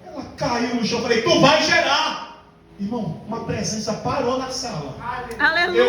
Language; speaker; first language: Portuguese; native; Portuguese